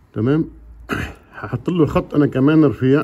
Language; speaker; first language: Arabic; native; Arabic